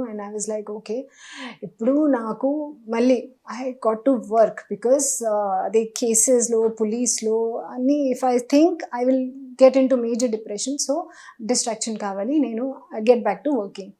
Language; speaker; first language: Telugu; non-native, local second language; Hindi